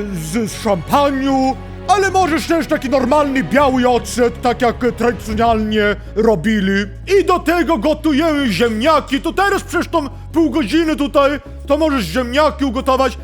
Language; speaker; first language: Polish; non-native, learner; Swedish